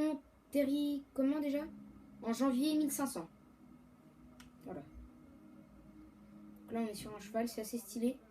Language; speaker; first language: French; native; French